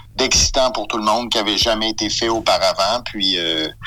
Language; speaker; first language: French; native; French